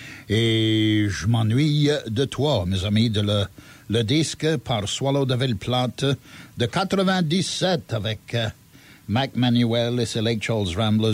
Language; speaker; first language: French; early bilingual, heritage; French